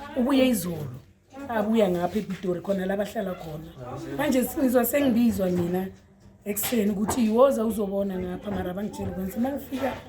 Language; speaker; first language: Zulu; non-native, local second language; Tswana